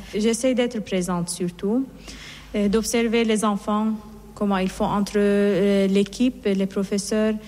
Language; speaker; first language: French; non-native, fluent; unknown